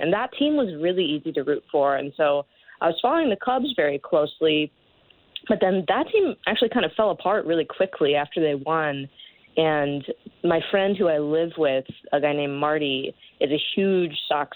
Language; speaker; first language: English; native; English